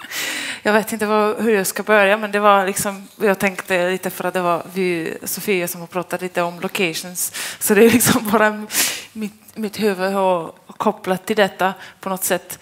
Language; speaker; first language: Swedish; non-native, fluent; Polish